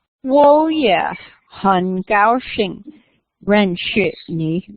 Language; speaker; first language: Chinese; non-native, learner; English